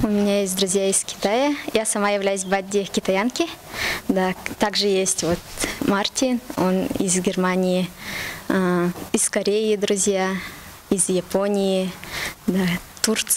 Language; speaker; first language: Russian; non-native, local second language; Yakut